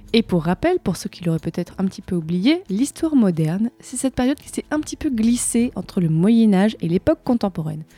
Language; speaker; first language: French; native; French